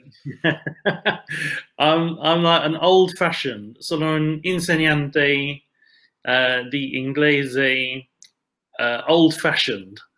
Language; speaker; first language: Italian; non-native, fluent; English